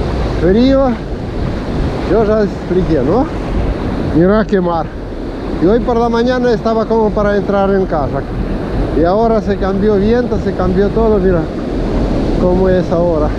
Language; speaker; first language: Spanish; non-native, fluent; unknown